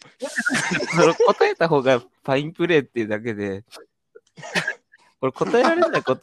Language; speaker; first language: Japanese; native; Japanese